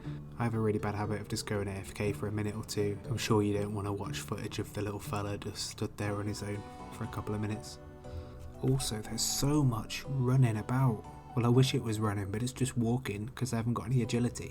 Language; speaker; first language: English; native; English